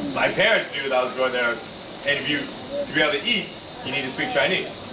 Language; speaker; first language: English; native; English